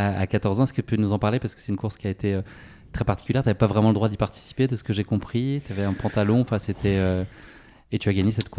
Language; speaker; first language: French; native; French